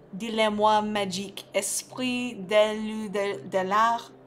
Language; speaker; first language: French; non-native, learner; English